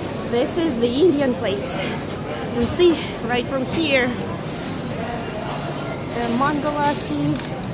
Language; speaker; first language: English; non-native, fluent; Russian